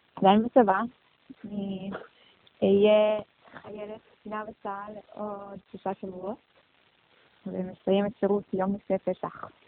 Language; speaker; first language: Hebrew; early bilingual, heritage; Hebrew